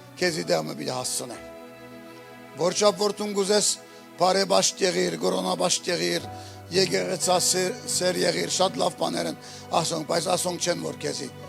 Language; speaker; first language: Armenian; early bilingual, heritage; Armenian